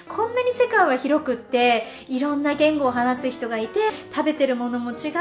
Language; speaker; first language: Japanese; native; Japanese